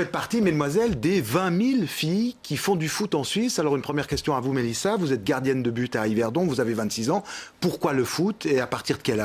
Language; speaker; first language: French; native; French